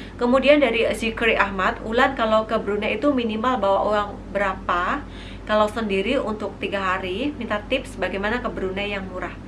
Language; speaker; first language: Indonesian; native; Indonesian